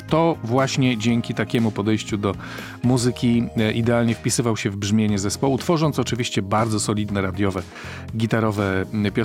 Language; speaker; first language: Polish; native; Polish